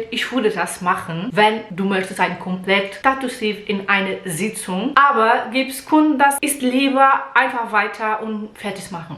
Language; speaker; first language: German; non-native, learner; Portuguese